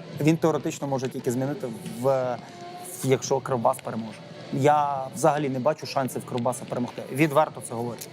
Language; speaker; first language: Ukrainian; native; Ukrainian